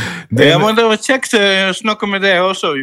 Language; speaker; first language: Norwegian; non-native, fluent; Dutch